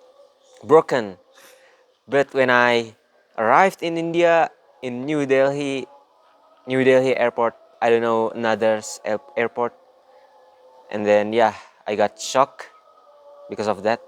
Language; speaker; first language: English; non-native, learner; Indonesian